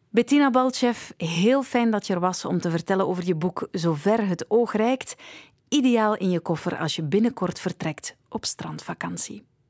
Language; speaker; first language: Dutch; native; Dutch